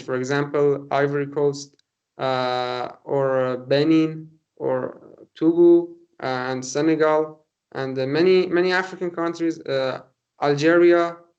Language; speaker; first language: English; non-native, learner; Persian